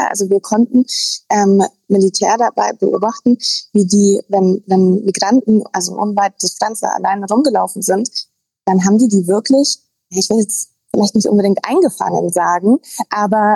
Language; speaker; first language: German; native; German